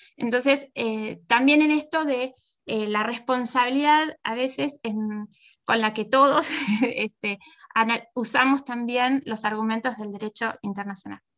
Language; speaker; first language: Spanish; native; Spanish